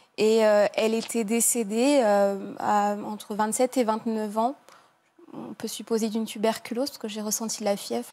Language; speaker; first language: French; native; French